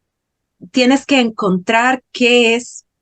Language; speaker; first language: Spanish; non-native, fluent; Portuguese